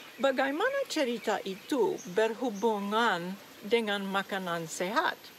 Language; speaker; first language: Indonesian; non-native, learner; English